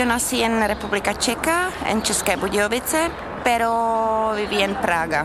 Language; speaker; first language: Spanish; non-native, fluent; Czech